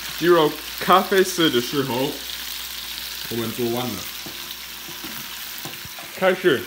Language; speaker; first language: Chinese; non-native, learner; English